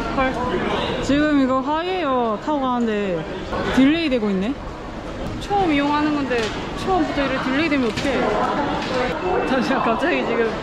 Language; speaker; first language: Korean; native; Korean